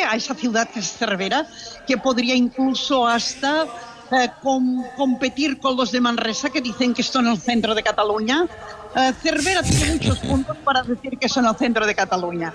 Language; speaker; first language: Spanish; non-native, local second language; Catalan